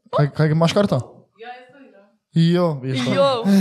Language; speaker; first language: Slovenian; native; Slovenian